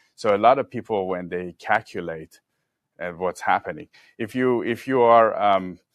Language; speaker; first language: English; non-native, fluent; Persian